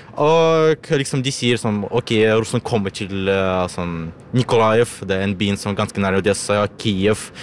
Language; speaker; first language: Norwegian; non-native, learner; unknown